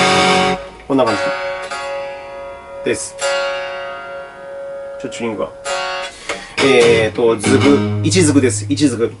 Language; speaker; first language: Japanese; native; Japanese